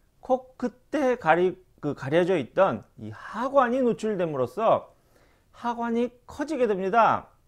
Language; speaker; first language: Korean; native; Korean